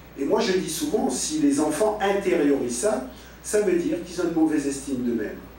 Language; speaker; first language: French; native; French